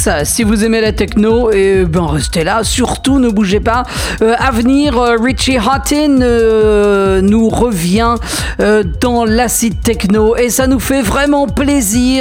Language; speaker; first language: French; native; French